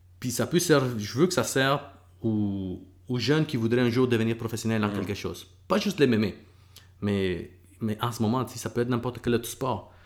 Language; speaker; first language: French; early bilingual, other home language; Spanish